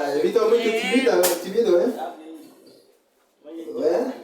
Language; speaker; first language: Portuguese; non-native, learner; Haitian Creole